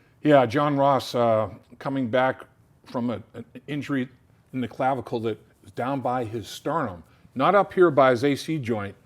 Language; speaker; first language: English; native; English